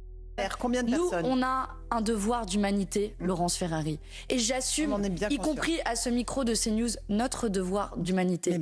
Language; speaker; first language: French; native; French